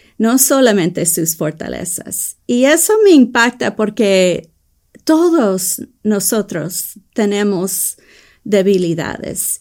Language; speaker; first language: Spanish; early bilingual, heritage; English